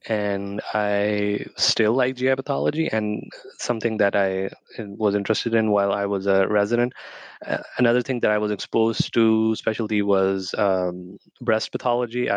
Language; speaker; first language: English; non-native, local second language; Urdu